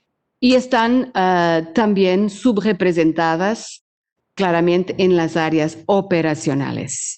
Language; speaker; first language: Spanish; non-native, fluent; Portuguese